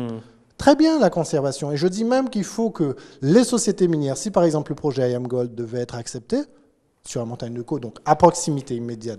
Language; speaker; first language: French; native; French